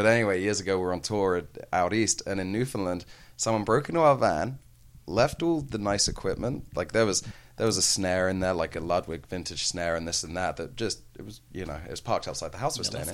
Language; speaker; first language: English; native; English